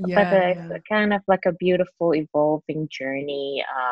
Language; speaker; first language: English; non-native, local second language; Cantonese